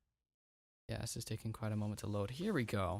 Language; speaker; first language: English; native; English